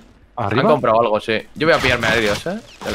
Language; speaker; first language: Spanish; native; Spanish